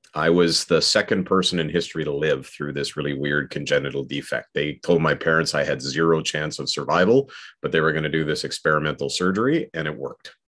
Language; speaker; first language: English; native; English